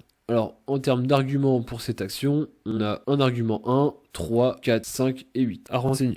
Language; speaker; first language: French; native; French